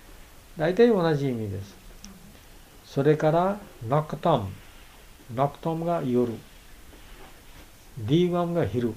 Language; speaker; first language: Japanese; non-native, learner; Bangla